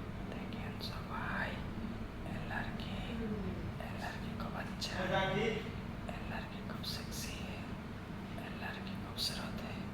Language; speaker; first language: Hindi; non-native, learner; Bangla